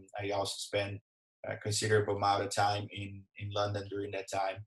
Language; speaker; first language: English; non-native, fluent; Portuguese